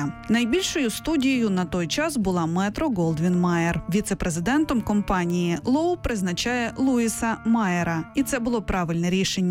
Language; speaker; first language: Ukrainian; native; Ukrainian